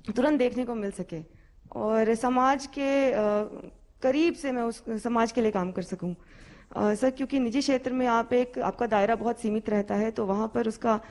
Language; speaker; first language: Hindi; native; Hindi